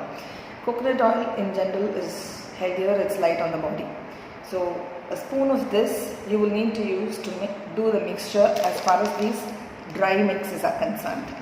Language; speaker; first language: English; non-native, local second language; Tamil